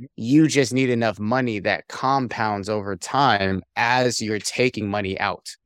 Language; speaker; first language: English; native; English